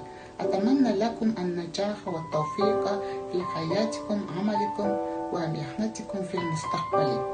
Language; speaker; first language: Arabic; non-native, fluent; Kazakh